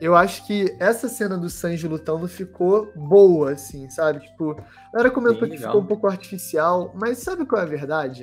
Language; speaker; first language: Portuguese; native; Portuguese